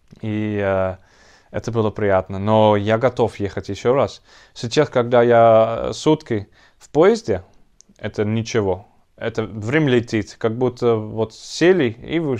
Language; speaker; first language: Russian; non-native, learner; Dutch